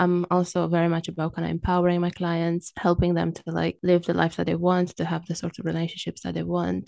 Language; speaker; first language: English; non-native, fluent; Romanian